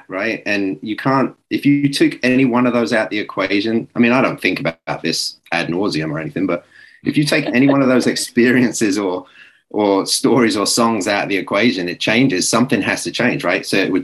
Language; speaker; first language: English; native; English